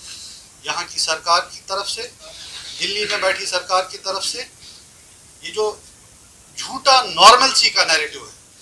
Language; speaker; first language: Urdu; non-native, local second language; Kashmiri